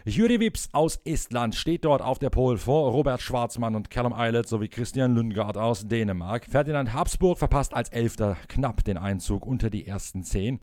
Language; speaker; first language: German; native; German